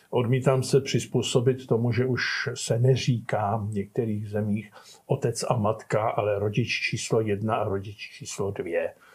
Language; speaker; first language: Czech; native; Czech